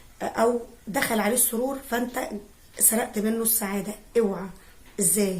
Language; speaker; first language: Arabic; native; Arabic